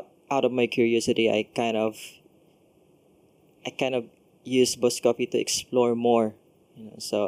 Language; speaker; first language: English; non-native, local second language; Cebuano